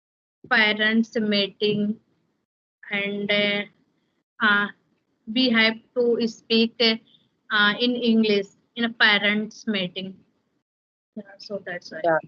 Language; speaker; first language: English; non-native, learner; Hindi